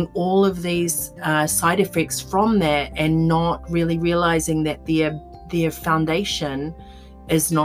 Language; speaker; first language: English; native; English